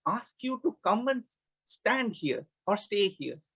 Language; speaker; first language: English; non-native, local second language; Kannada